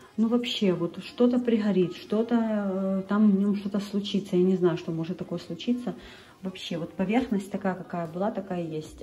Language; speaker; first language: Russian; native; Russian